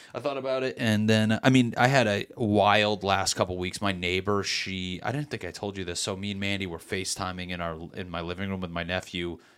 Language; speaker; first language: English; native; English